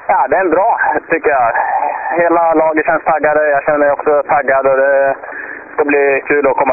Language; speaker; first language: Swedish; native; Swedish